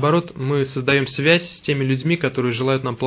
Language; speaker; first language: Russian; native; Russian